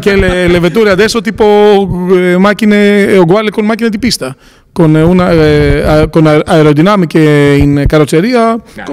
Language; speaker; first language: Italian; non-native, learner; Greek